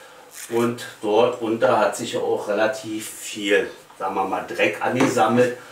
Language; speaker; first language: German; native; German